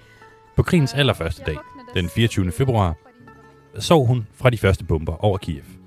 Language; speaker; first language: Danish; native; Danish